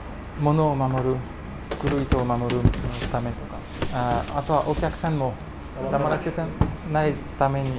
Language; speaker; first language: Japanese; non-native, learner; French